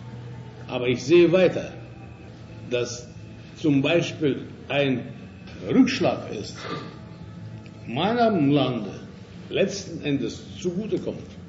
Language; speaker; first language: German; non-native, fluent; Russian